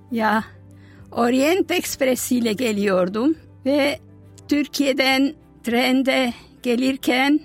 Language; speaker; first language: Turkish; non-native, fluent; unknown